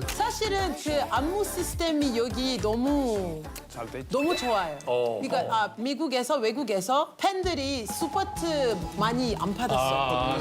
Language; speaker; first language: Korean; non-native, learner; French